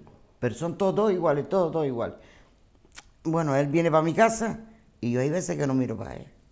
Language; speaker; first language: Spanish; native; Spanish